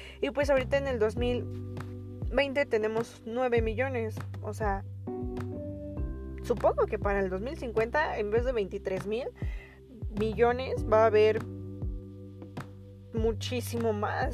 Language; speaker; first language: Spanish; native; Spanish